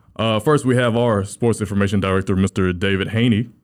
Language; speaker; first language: English; native; English